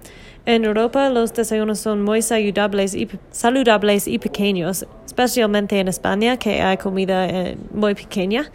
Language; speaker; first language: Spanish; non-native, learner; English